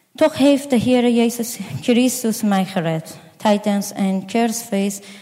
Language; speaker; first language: Dutch; non-native, fluent; Persian